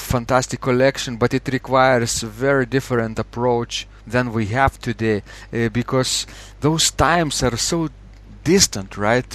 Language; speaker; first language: English; non-native, fluent; Lithuanian